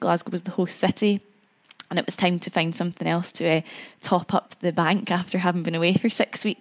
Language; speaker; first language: English; native; English